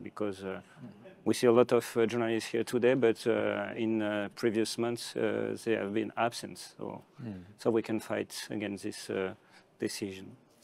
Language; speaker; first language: English; non-native, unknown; French